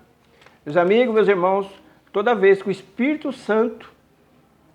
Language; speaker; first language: Portuguese; native; Portuguese